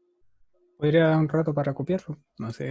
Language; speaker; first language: Spanish; native; Spanish